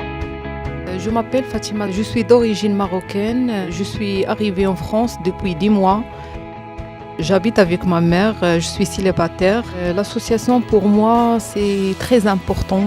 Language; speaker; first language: French; non-native, learner; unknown